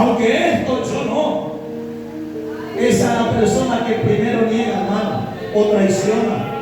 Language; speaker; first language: Spanish; native; Spanish